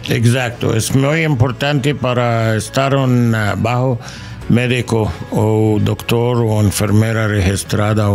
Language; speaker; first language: Spanish; non-native, learner; English